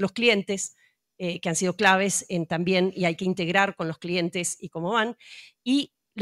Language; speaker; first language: Spanish; native; Spanish